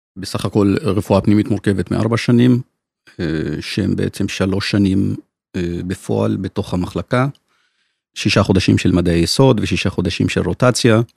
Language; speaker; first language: Hebrew; non-native, local second language; Arabic